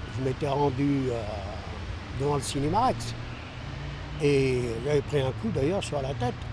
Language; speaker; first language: French; non-native, local second language; Arabic